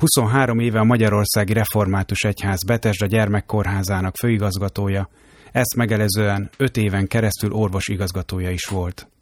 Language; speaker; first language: Hungarian; native; Hungarian